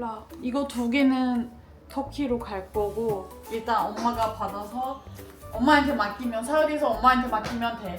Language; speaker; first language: Korean; non-native, fluent; Turkish